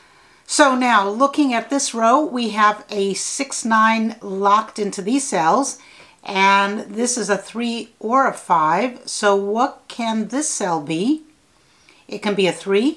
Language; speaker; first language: English; native; English